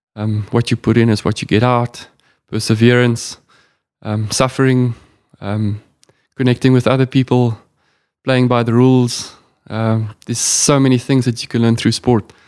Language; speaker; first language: English; non-native, local second language; Afrikaans